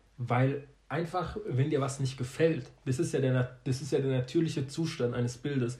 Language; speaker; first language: German; early bilingual, other home language; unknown